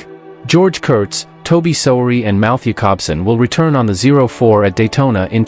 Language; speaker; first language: English; non-native, fluent; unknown